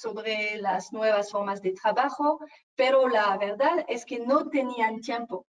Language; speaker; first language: Spanish; non-native, fluent; French